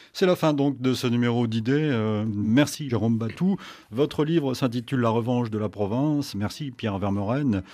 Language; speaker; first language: French; native; French